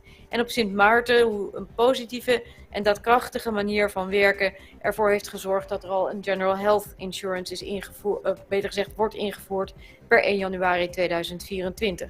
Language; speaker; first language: Dutch; native; Dutch